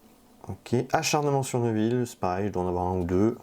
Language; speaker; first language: French; native; French